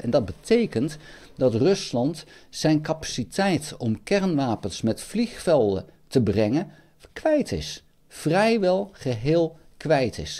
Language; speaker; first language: Dutch; native; Dutch